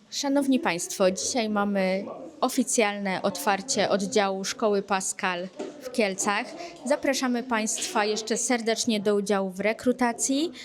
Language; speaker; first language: Polish; native; Polish